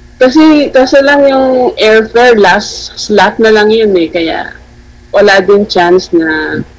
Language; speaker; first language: Filipino; non-native, local second language; Hiligaynon